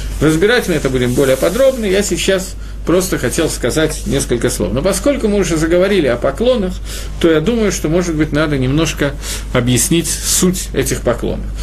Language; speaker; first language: Russian; native; Russian